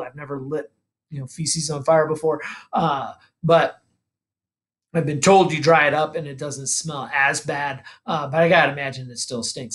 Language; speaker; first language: English; native; English